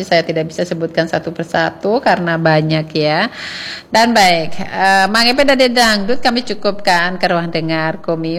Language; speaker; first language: Indonesian; native; Indonesian